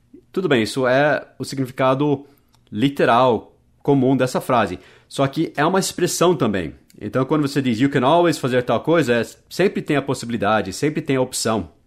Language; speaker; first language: Portuguese; non-native, fluent; English